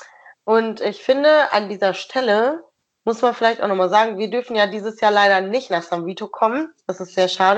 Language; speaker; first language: German; native; German